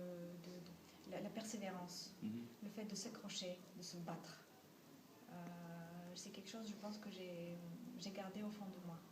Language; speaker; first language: French; non-native, fluent; Bulgarian